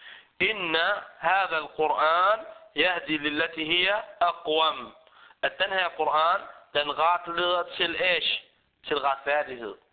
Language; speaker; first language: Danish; early bilingual, other home language; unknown